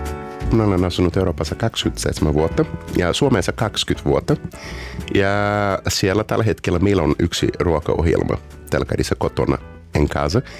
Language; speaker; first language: Finnish; non-native, fluent; Portuguese